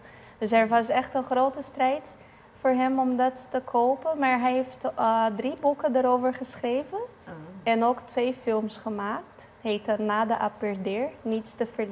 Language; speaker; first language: Dutch; non-native, fluent; Portuguese